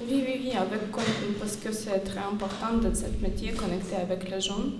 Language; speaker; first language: French; non-native, fluent; Ukrainian